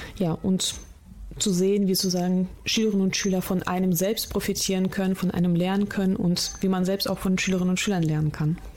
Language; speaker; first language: German; early bilingual, other home language; Russian